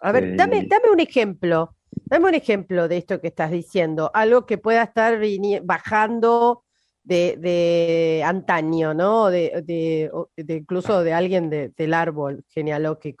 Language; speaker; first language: Spanish; native; Spanish